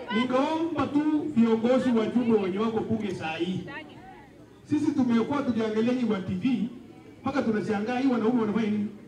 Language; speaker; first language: Swahili; non-native, local second language; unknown